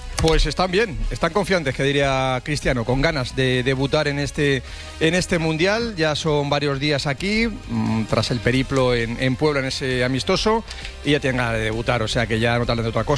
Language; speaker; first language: Spanish; native; Spanish